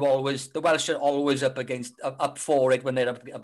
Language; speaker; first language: English; native; English